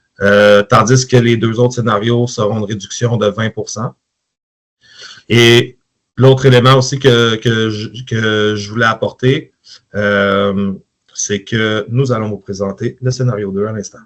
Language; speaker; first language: French; native; French